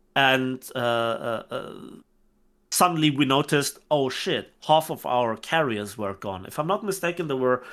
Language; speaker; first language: English; non-native, fluent; German